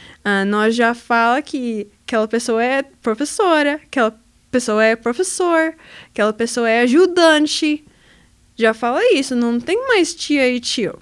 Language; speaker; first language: Portuguese; non-native, learner; English